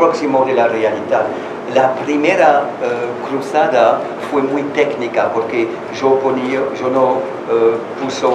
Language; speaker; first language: Spanish; non-native, learner; French